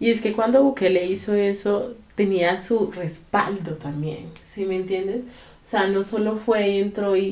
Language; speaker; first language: Spanish; native; Spanish